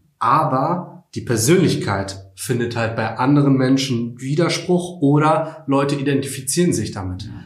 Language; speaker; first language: German; native; German